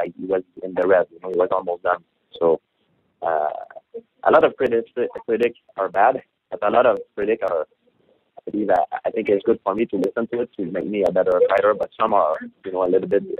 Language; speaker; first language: English; non-native, fluent; French